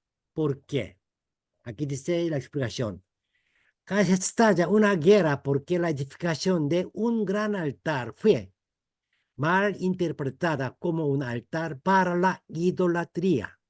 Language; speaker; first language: Spanish; non-native, fluent; Korean